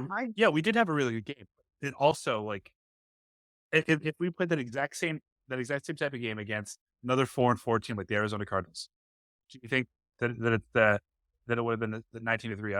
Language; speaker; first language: English; native; English